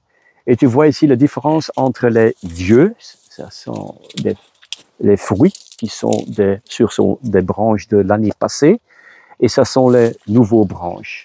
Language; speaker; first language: French; non-native, local second language; Dutch